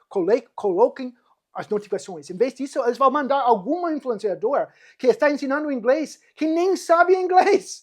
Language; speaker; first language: Portuguese; non-native, fluent; English